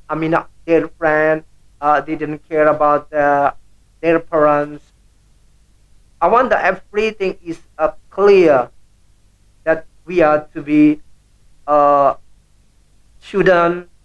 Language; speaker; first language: English; non-native, learner; Indonesian